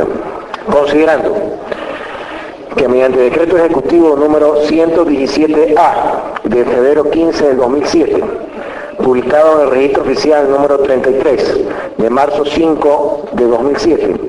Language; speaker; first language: Spanish; native; Spanish